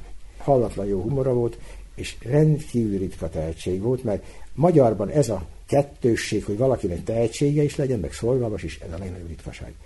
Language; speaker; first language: Hungarian; native; Hungarian